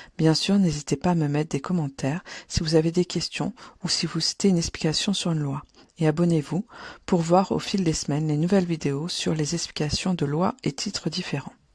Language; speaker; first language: French; native; French